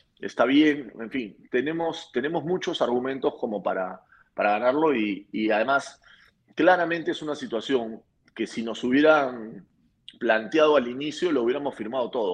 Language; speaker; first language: Spanish; native; Spanish